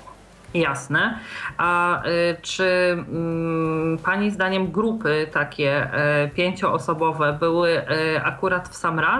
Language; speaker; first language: Polish; native; Polish